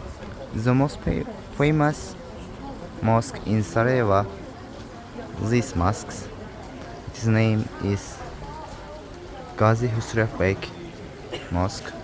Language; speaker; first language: English; non-native, learner; Azerbaijani